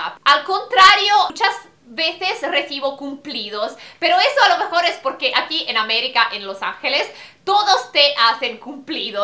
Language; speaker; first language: Spanish; non-native, fluent; Italian